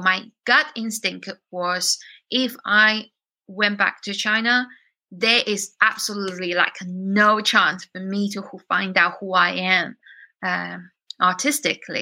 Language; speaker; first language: English; non-native, fluent; Chinese